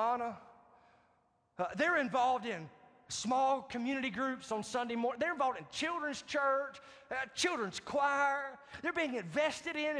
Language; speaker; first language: English; native; English